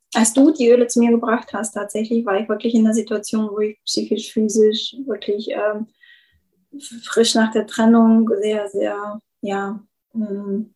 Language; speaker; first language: German; non-native, fluent; Bulgarian